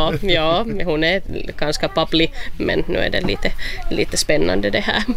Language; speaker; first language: Swedish; non-native, local second language; Finnish